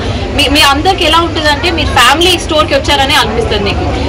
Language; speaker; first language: Telugu; non-native, fluent; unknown